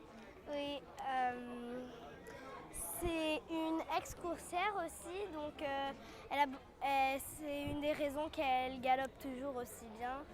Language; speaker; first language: French; early bilingual, other home language; English